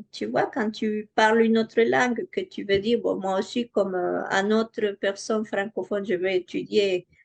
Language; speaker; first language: French; non-native, fluent; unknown